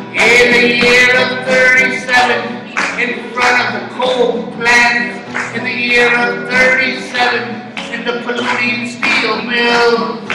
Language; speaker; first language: English; native; English